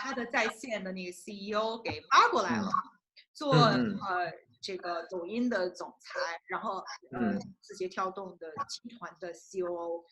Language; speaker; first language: Chinese; native; Chinese